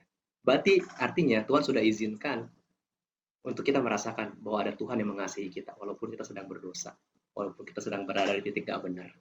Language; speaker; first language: Indonesian; native; Indonesian